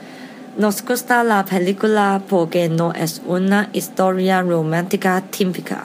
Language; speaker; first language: Spanish; non-native, learner; English